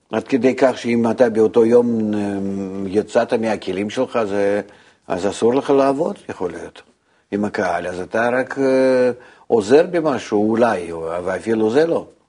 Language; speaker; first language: Hebrew; non-native, fluent; Russian